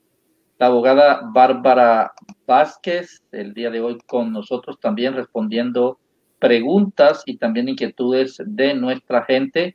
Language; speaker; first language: Spanish; native; Spanish